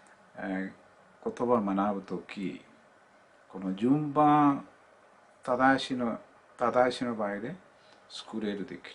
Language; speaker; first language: Japanese; non-native, learner; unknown